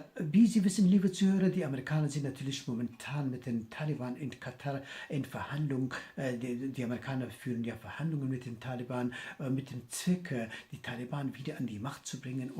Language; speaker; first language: German; non-native, fluent; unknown